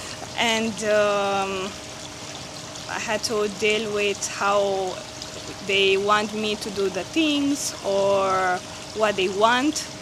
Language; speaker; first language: English; non-native, fluent; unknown